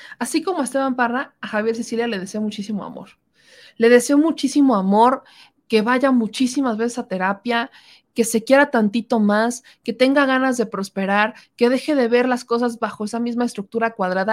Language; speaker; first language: Spanish; native; Spanish